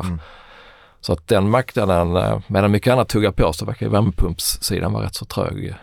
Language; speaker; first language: Swedish; native; Swedish